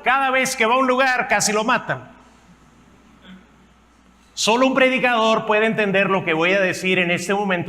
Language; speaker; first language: Spanish; non-native, fluent; English